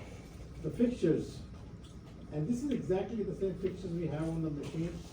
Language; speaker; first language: English; non-native, fluent; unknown